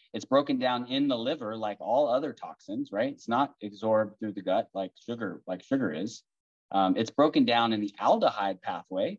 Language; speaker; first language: English; native; English